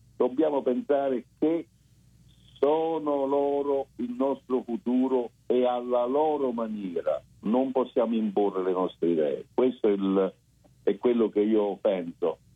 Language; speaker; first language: Italian; early bilingual, heritage; Italian